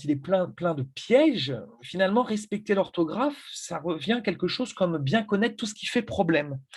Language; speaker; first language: French; native; French